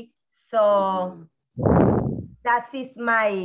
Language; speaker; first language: English; non-native, learner; Spanish